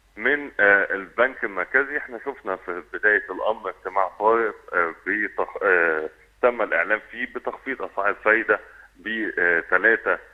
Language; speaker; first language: Arabic; native; Arabic